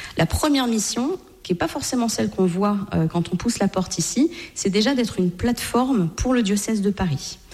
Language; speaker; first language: French; native; French